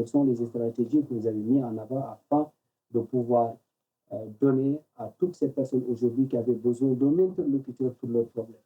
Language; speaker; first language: French; non-native, local second language; Soninke